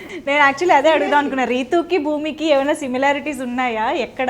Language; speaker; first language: Telugu; native; Telugu